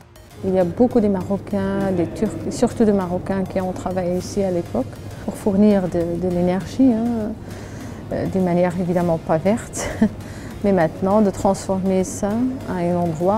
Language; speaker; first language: French; early bilingual, other home language; Arabic